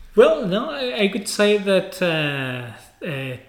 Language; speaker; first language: English; non-native, fluent; Spanish